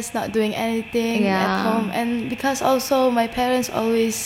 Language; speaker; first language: English; non-native, learner; Indonesian